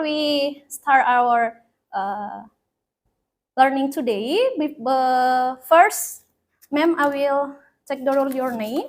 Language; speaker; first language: English; non-native, fluent; Indonesian